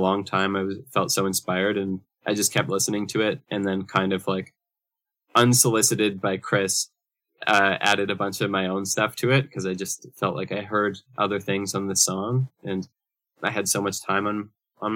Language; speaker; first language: English; native; English